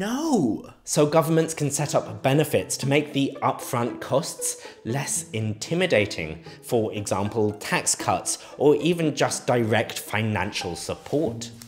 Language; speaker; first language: English; native; English